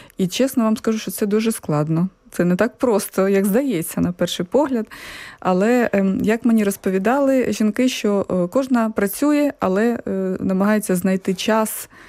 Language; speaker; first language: Ukrainian; native; Ukrainian